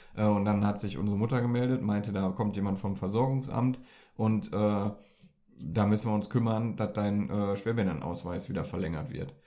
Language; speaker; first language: German; early bilingual, other home language; Turkish